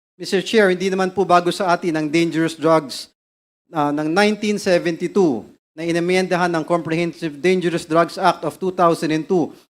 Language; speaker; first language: Filipino; native; Filipino